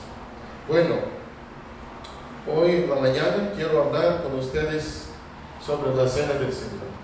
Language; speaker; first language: Spanish; non-native, fluent; Russian